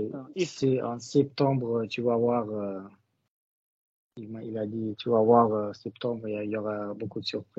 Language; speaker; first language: French; non-native, learner; Russian